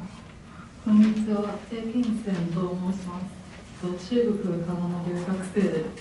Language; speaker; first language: Japanese; non-native, fluent; Chinese